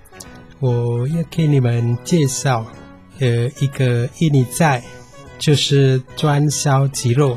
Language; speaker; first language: Chinese; non-native, fluent; Indonesian